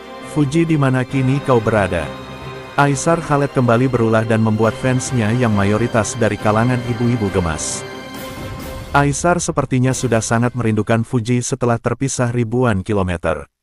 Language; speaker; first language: Indonesian; native; Indonesian